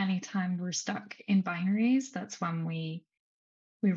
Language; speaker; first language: English; native; English